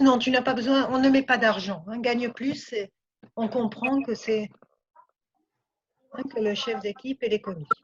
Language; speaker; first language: French; non-native, fluent; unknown